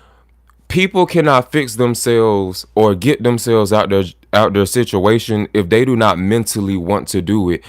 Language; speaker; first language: English; native; English